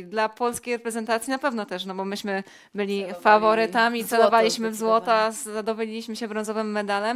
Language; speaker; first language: Polish; native; Polish